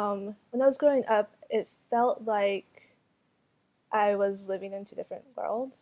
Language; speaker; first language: English; early bilingual, other home language; Cantonese